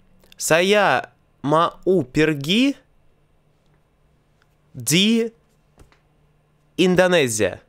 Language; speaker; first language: Indonesian; non-native, learner; Russian